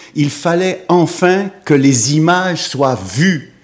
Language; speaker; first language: French; native; French